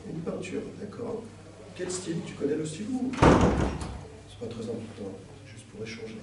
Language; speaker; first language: French; native; French